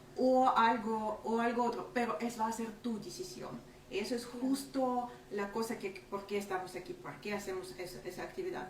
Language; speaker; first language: Spanish; non-native, fluent; Ukrainian